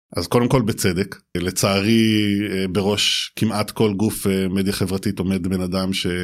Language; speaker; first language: Hebrew; native; Hebrew